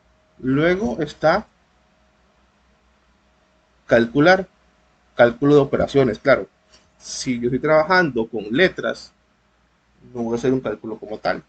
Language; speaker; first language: Spanish; native; Spanish